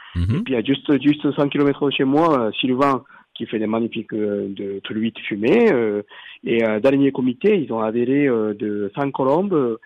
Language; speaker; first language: French; non-native, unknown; Japanese